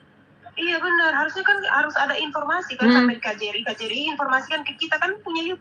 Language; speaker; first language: Indonesian; native; Indonesian